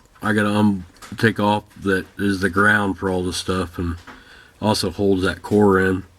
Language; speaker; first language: English; native; English